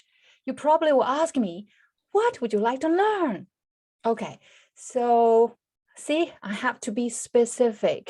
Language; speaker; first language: English; non-native, fluent; Chinese